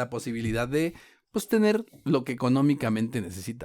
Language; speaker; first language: Spanish; native; Spanish